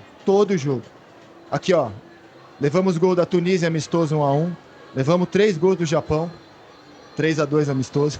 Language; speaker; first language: Portuguese; native; Portuguese